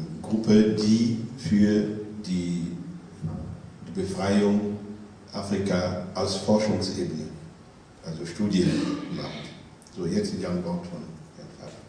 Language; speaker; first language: German; non-native, fluent; French